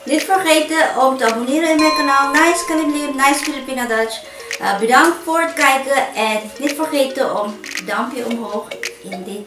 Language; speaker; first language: Dutch; non-native, fluent; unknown